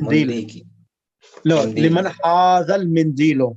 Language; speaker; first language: Arabic; non-native, fluent; English